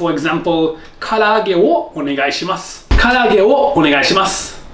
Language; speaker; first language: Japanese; non-native, fluent; English